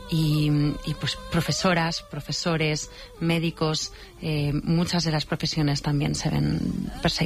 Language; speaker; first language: Spanish; native; Spanish